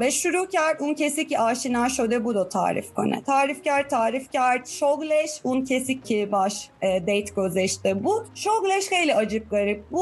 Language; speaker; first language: Persian; non-native, fluent; Turkish